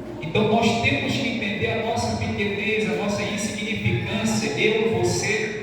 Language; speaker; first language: Portuguese; native; Portuguese